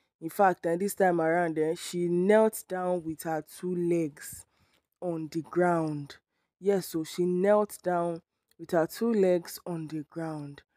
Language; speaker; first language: Nigerian Pidgin; non-native, local second language; Yoruba